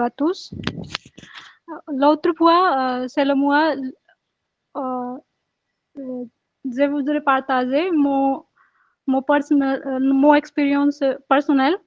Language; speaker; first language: French; non-native, learner; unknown